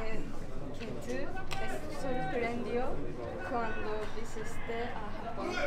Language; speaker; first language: Spanish; non-native, learner; Japanese